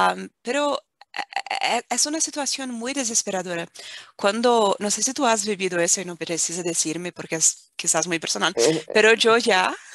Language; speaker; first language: Spanish; non-native, fluent; Portuguese